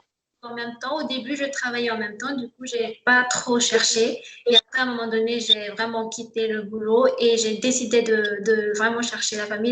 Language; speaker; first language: French; non-native, local second language; Malagasy